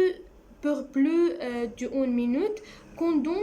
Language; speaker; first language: French; non-native, learner; Arabic